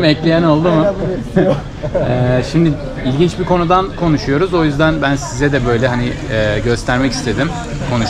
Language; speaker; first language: Turkish; native; Turkish